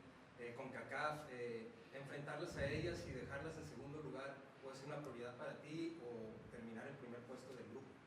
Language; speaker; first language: Spanish; native; Spanish